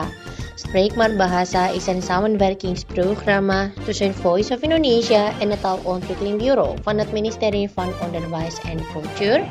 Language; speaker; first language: Dutch; non-native, fluent; Indonesian